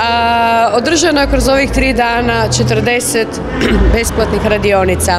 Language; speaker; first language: Croatian; native; Croatian